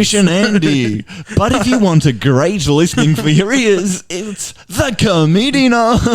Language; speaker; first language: English; native; English